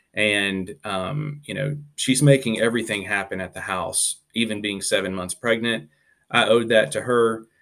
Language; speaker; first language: English; native; English